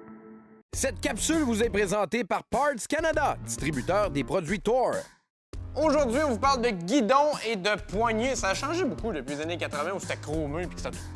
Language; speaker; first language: French; native; French